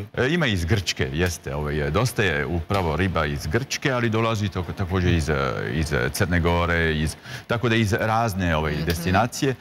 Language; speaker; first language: Croatian; non-native, fluent; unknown